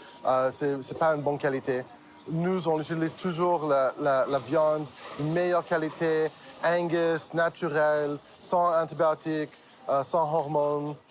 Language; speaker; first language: French; non-native, local second language; English